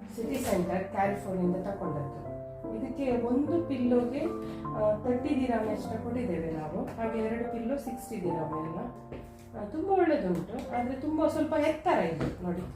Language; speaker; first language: Kannada; non-native, local second language; Konkani